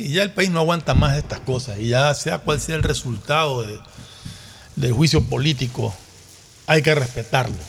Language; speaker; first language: Spanish; native; Spanish